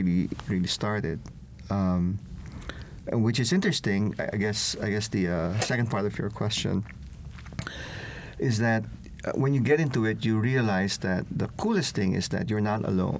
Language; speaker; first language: English; non-native, local second language; Filipino